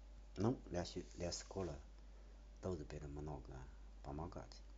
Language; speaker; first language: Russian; non-native, learner; Chinese